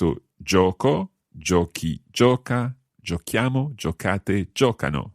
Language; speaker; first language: Italian; non-native, fluent; English